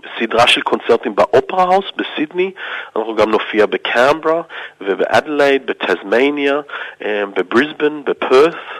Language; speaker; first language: Hebrew; early bilingual, heritage; Hebrew